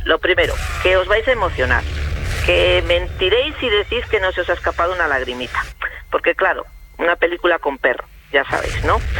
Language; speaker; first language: Spanish; native; Spanish